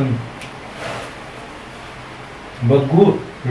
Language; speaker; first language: English; non-native, learner; Russian